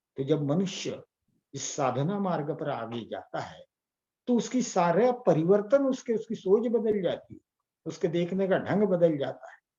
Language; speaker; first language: Hindi; non-native, local second language; Marathi